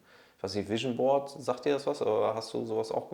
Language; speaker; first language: German; native; German